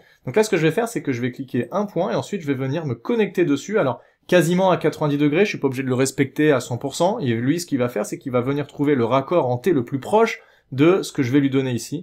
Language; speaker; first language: French; native; French